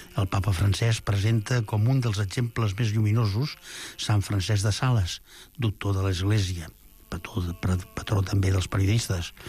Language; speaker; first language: Catalan; native; Catalan